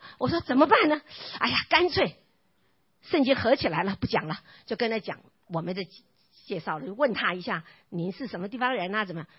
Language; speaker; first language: Chinese; non-native, local second language; Hakka Chinese